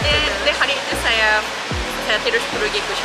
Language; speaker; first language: Indonesian; non-native, fluent; Japanese